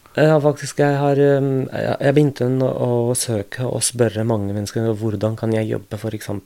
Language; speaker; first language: Norwegian; non-native, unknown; Arabic